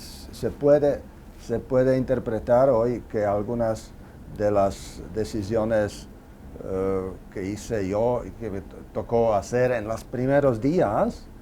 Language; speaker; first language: Spanish; non-native, fluent; Czech